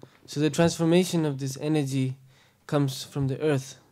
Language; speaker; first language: English; non-native, fluent; Spanish